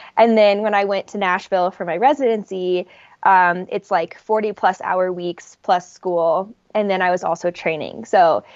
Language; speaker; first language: English; native; English